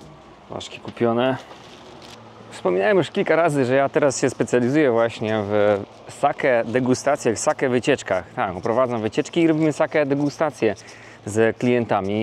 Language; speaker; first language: Polish; native; Polish